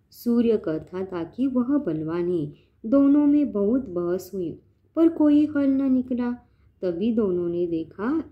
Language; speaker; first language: Hindi; non-native, local second language; Marathi